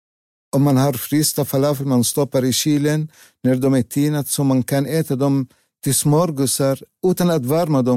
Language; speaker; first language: Swedish; non-native, learner; Arabic